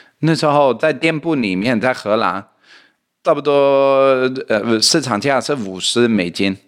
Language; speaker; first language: Chinese; non-native, fluent; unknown